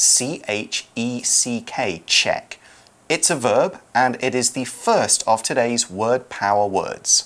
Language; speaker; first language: English; native; English